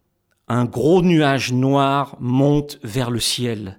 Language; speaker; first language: French; native; French